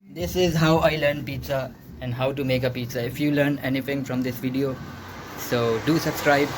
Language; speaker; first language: English; non-native, local second language; Urdu